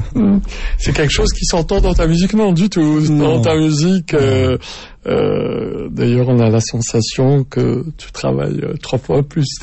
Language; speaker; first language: French; native; French